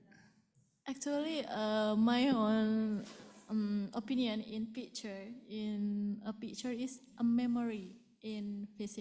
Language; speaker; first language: English; non-native, learner; Indonesian